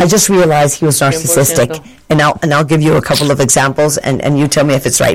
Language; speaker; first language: English; non-native, fluent; Spanish